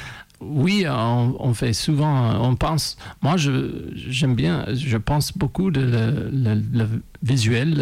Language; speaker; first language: French; non-native, fluent; English